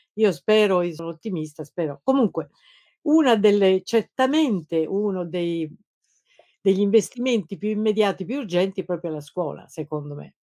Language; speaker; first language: Italian; native; Italian